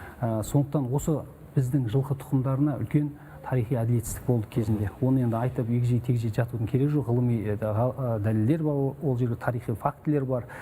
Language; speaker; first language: Kazakh; native; Kazakh